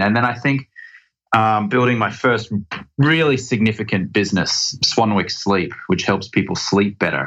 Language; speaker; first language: English; native; English